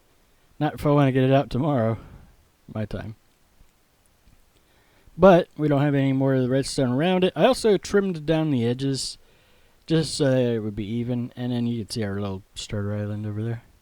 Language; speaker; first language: English; native; English